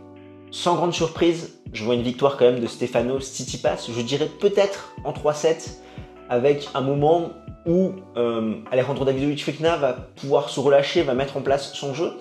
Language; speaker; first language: French; native; French